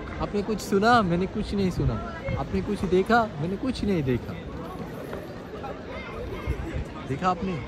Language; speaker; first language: Hindi; non-native, learner; Bangla